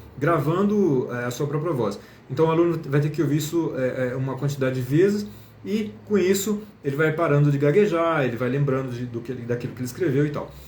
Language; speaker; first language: Portuguese; native; Portuguese